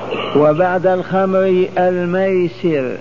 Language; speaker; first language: Arabic; native; Arabic